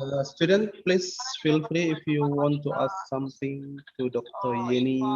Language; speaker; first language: English; non-native, fluent; Indonesian